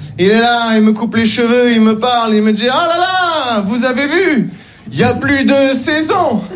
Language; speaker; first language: French; native; French